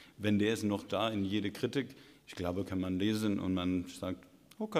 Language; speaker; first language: German; non-native, fluent; English